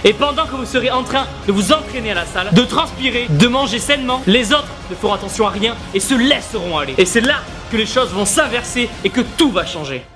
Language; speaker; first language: French; native; French